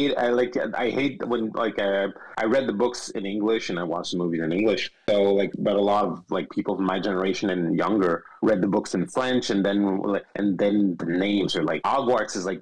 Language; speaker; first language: English; non-native, fluent; French